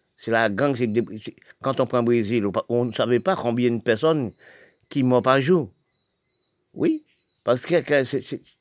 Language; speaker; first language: French; non-native, local second language; Haitian Creole